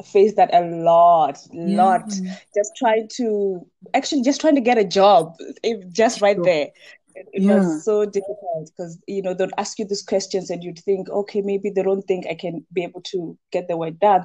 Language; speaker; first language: English; non-native, local second language; Venda